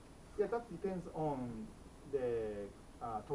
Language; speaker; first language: English; non-native, fluent; Japanese